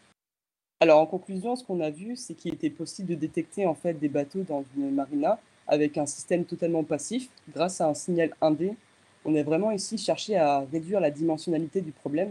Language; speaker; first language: French; native; French